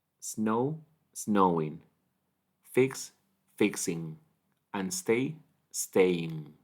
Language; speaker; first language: English; non-native, fluent; Spanish